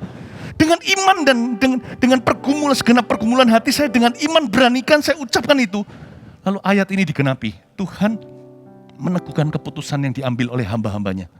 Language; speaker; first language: Indonesian; native; Indonesian